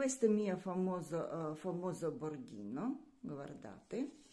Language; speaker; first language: Italian; non-native, learner; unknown